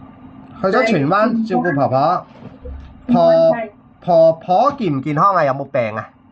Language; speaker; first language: Cantonese; native; Cantonese